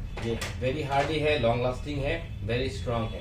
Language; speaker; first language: Hindi; non-native, learner; Bangla